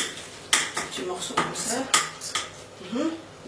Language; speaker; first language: French; non-native, local second language; Arabic